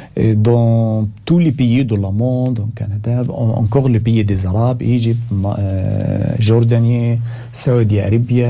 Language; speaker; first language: French; non-native, learner; Arabic